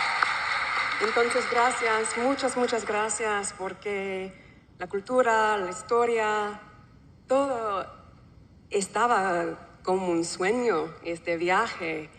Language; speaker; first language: Spanish; non-native, learner; English